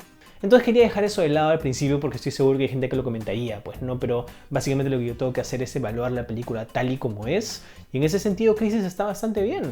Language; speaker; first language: Spanish; native; Spanish